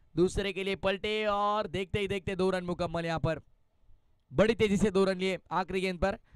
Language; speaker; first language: Hindi; non-native, local second language; Marathi